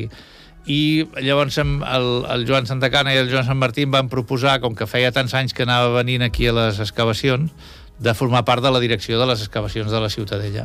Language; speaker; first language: Catalan; native; Catalan